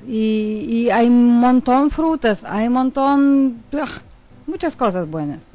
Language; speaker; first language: Spanish; non-native, learner; Lithuanian